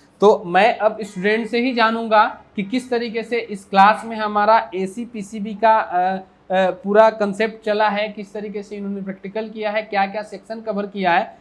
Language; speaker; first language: Hindi; native; Hindi